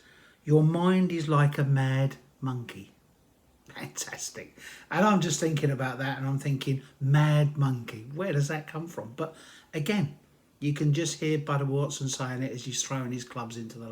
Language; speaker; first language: English; native; English